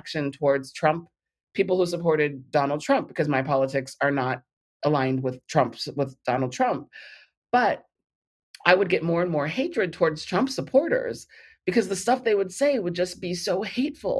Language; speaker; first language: English; native; English